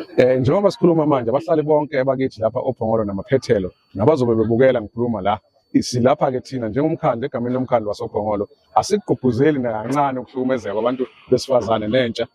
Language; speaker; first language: Zulu; native; Zulu